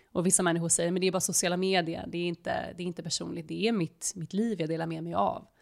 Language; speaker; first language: Swedish; native; Swedish